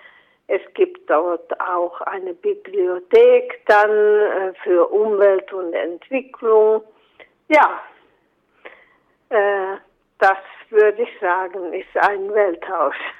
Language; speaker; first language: German; non-native, fluent; Finnish